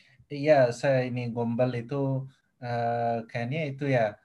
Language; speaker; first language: Indonesian; non-native, fluent; Nepali